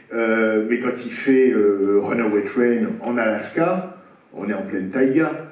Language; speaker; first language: French; native; French